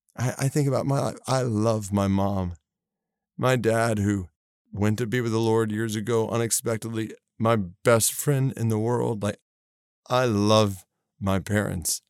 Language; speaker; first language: English; native; English